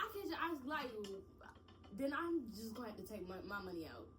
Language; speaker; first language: English; native; English